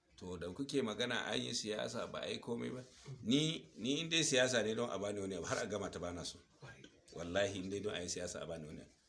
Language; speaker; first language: Hausa; non-native, local second language; Fula